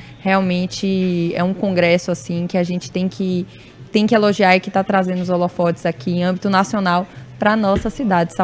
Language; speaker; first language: Portuguese; native; Portuguese